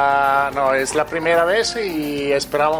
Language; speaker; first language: Portuguese; non-native, learner; Italian